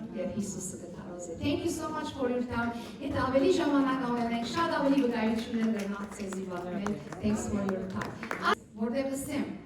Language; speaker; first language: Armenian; early bilingual, heritage; Armenian